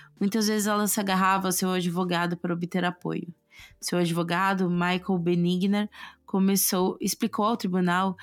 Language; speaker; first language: Portuguese; native; Portuguese